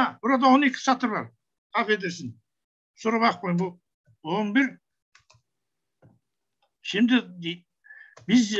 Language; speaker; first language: Turkish; non-native, learner; Kazakh